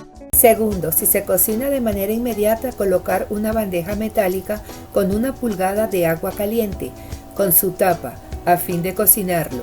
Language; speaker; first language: Spanish; native; Spanish